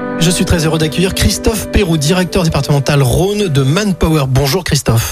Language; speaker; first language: French; native; French